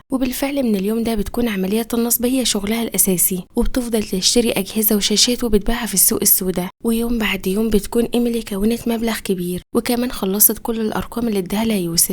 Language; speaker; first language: Arabic; native; Arabic